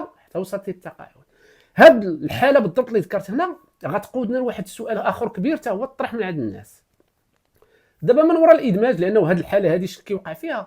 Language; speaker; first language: Arabic; native; Arabic